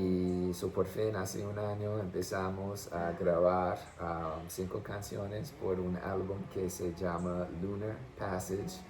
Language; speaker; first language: Spanish; non-native, fluent; English